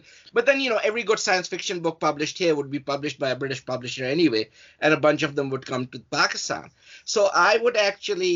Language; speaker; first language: English; non-native, local second language; Urdu